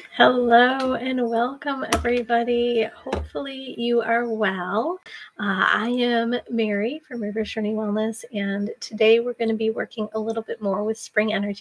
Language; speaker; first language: English; native; English